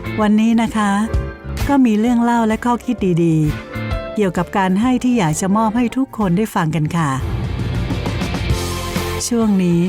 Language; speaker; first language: Thai; native; Thai